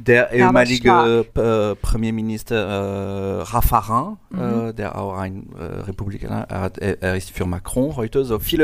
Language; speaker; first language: German; non-native, learner; French